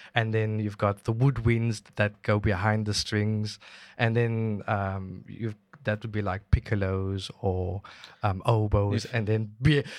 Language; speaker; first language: English; native; English